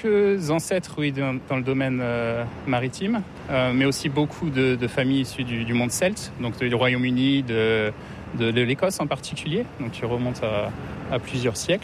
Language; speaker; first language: French; native; French